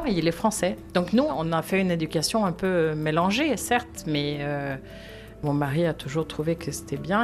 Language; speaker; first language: French; non-native, fluent; Swedish